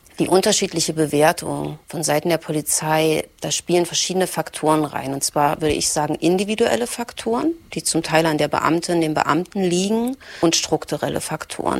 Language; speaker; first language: German; native; German